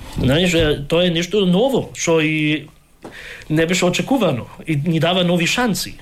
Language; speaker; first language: Macedonian; early bilingual, heritage; Macedonian